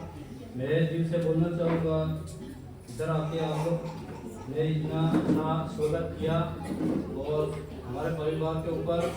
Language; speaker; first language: Hindi; non-native, local second language; Mizo